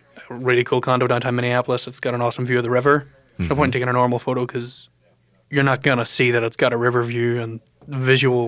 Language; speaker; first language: English; native; English